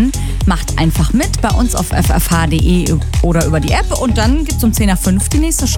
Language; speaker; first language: German; native; German